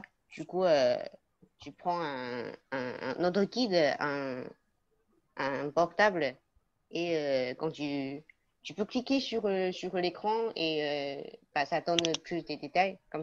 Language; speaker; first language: French; non-native, learner; Chinese